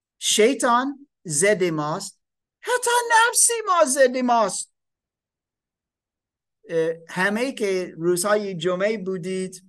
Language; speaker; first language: Persian; non-native, fluent; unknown